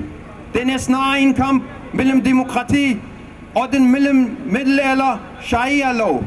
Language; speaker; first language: Danish; non-native, fluent; Kurdish